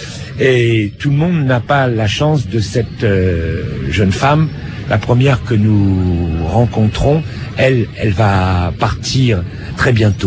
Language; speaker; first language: French; native; French